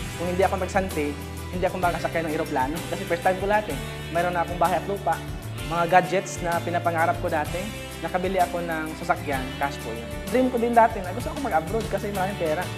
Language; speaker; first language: Filipino; non-native, local second language; Cebuano